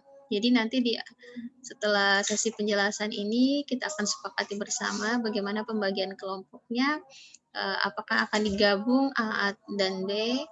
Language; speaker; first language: Indonesian; native; Indonesian